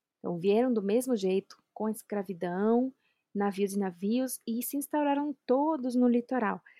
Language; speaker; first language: Portuguese; non-native, fluent; Spanish